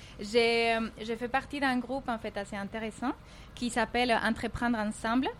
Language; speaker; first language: French; non-native, fluent; Spanish